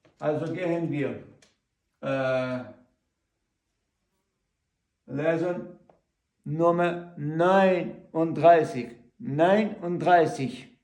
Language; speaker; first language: German; non-native, learner; Ukrainian